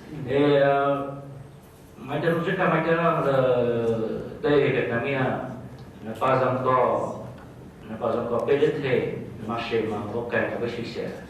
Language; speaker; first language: French; non-native, fluent; Vietnamese